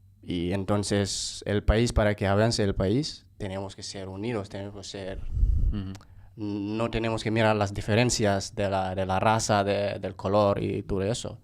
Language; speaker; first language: Spanish; non-native, fluent; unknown